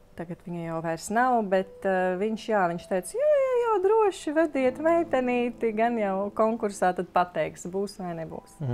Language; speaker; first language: Latvian; native; Latvian